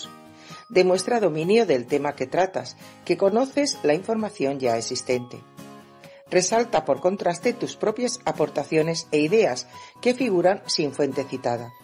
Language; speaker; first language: Spanish; native; Spanish